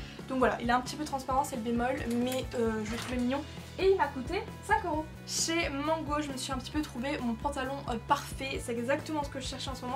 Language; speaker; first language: French; native; French